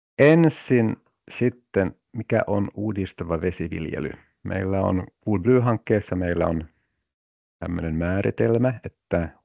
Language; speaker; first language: Finnish; non-native, local second language; Swedish